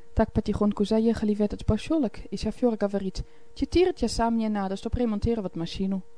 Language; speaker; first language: Russian; non-native, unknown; Dutch